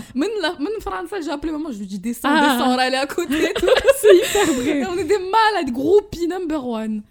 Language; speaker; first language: French; early bilingual, other home language; Arabic